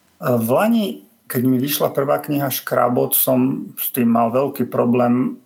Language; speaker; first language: Slovak; native; Slovak